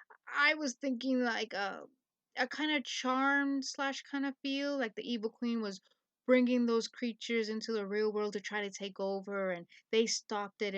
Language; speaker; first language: English; native; English